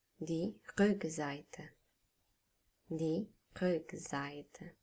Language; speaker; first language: German; non-native, fluent; Polish